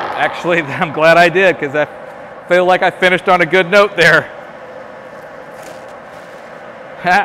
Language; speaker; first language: English; native; English